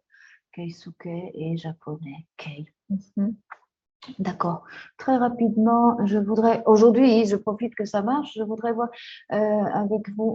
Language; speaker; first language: French; non-native, fluent; Spanish